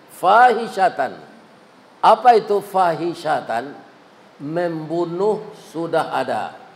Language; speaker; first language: Malay; non-native, local second language; Minangkabau